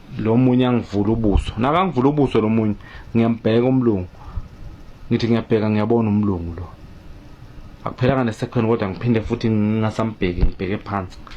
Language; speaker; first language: Zulu; native; Zulu